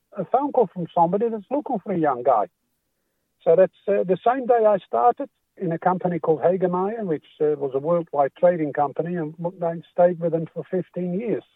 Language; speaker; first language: English; non-native, fluent; Dutch